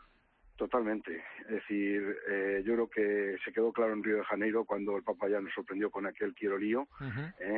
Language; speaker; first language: Spanish; native; Spanish